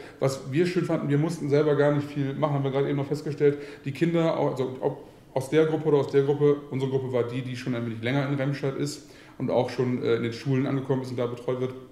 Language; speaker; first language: German; native; German